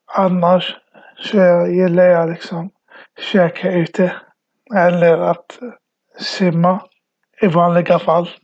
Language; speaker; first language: Swedish; early bilingual, other home language; Arabic